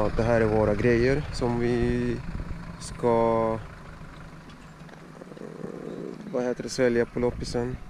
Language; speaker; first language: Swedish; early bilingual, other home language; Russian